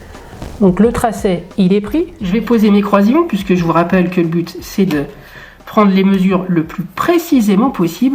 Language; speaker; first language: French; native; French